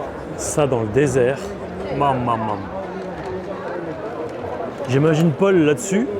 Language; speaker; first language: French; native; French